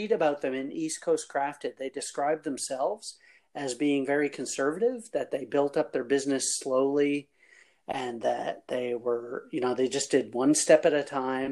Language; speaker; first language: English; native; English